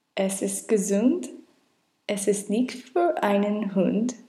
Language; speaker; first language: German; non-native, learner; English